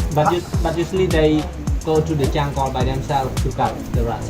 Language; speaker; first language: English; non-native, fluent; Khmer